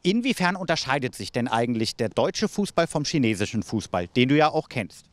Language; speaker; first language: German; native; German